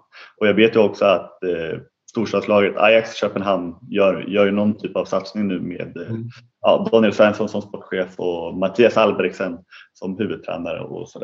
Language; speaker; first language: Swedish; native; Swedish